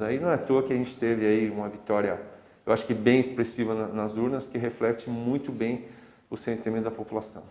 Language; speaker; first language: Portuguese; native; Portuguese